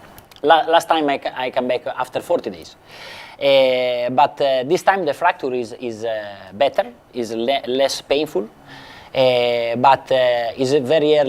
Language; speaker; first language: English; non-native, fluent; Italian